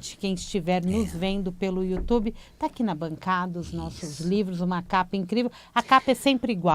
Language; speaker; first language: Portuguese; native; Portuguese